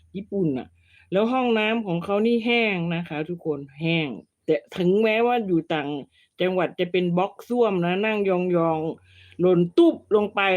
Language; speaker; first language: Thai; native; Thai